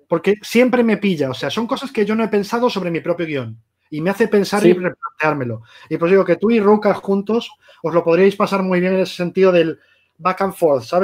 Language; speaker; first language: Spanish; native; Spanish